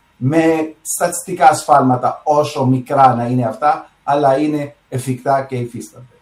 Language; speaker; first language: Greek; early bilingual, heritage; Arabic